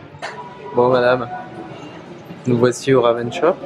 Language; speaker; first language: French; native; French